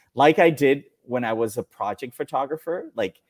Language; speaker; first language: English; non-native, fluent; Spanish